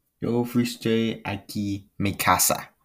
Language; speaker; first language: Spanish; non-native, learner; English